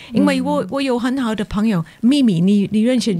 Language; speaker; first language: Chinese; non-native, learner; English